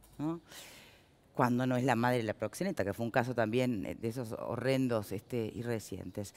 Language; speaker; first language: Spanish; native; Spanish